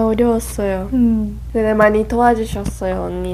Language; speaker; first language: Korean; non-native, fluent; Japanese